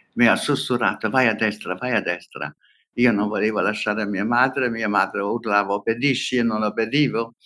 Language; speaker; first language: Italian; non-native, fluent; Hungarian